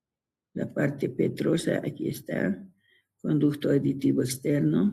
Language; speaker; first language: Spanish; native; Spanish